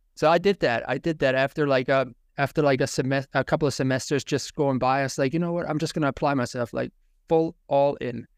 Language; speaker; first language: English; non-native, fluent; German